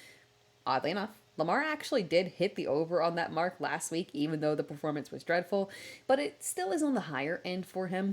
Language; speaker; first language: English; native; English